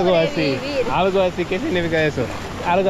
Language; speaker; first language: Spanish; non-native, learner; English